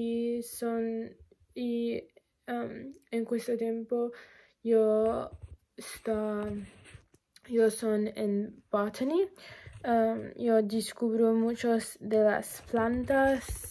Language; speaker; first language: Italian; non-native, learner; English